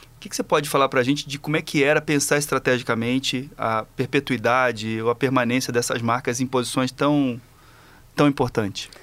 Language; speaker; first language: Portuguese; native; Portuguese